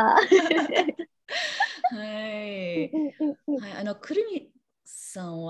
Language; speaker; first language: Japanese; non-native, learner; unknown